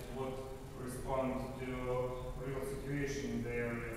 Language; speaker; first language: English; non-native, fluent; Lithuanian